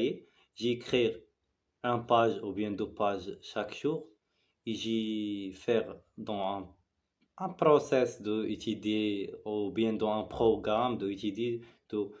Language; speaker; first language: French; non-native, learner; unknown